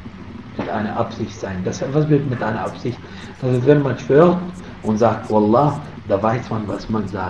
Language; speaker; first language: German; non-native, fluent; Arabic